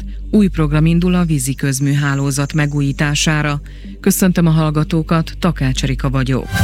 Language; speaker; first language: Hungarian; native; Hungarian